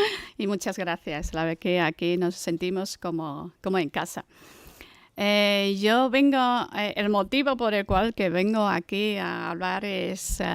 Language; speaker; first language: Spanish; non-native, fluent; Chinese